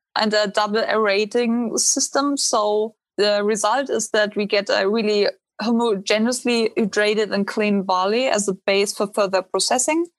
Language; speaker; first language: English; non-native, fluent; German